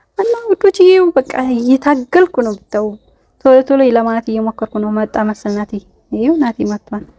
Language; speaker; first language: Amharic; native; Amharic